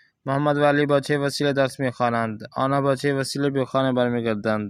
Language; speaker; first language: Persian; non-native, fluent; Urdu